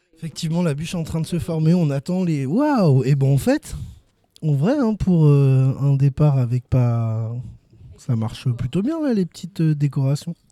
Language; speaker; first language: French; native; French